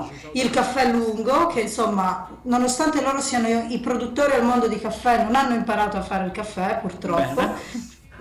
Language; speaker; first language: Italian; native; Italian